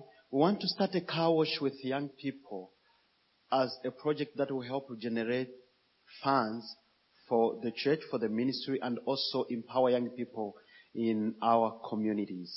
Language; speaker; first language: English; non-native, fluent; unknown